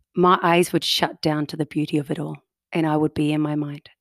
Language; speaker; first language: English; native; English